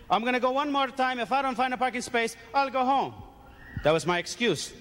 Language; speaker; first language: English; native; English